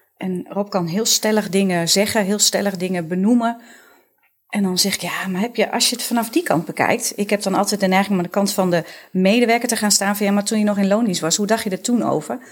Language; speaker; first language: Dutch; native; Dutch